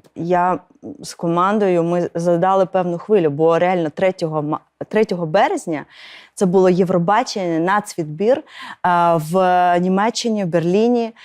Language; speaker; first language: Ukrainian; non-native, local second language; Russian